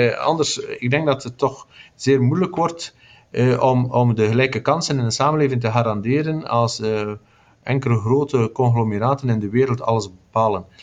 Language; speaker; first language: Dutch; native; Dutch